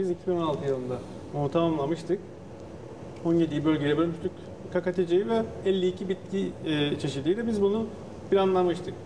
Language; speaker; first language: Turkish; native; Turkish